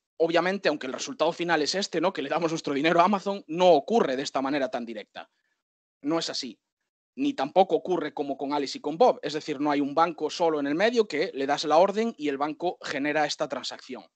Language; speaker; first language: Spanish; native; Spanish